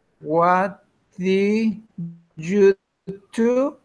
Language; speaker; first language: English; non-native, learner; Spanish